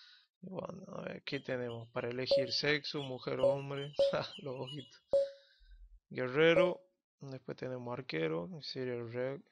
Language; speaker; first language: Spanish; native; Spanish